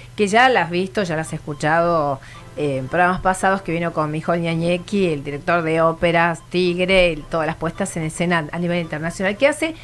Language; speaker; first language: Spanish; native; Spanish